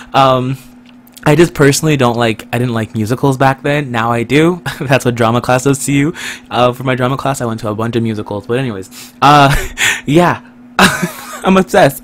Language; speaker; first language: English; native; English